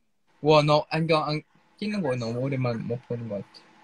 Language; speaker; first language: Korean; non-native, fluent; Thai